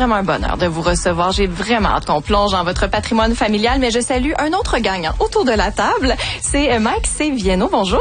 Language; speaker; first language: French; native; French